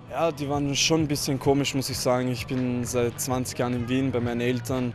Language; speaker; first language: German; early bilingual, other home language; Croatian